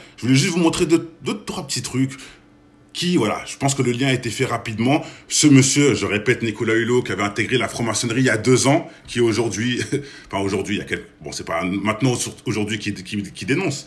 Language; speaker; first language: French; native; French